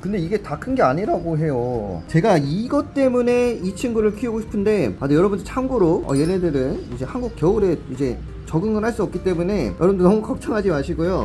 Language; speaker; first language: Korean; native; Korean